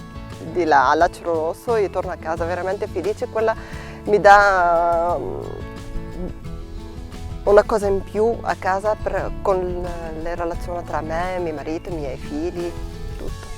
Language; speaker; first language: Italian; non-native, learner; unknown